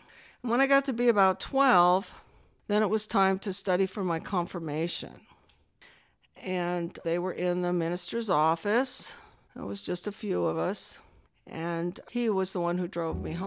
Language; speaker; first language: English; native; English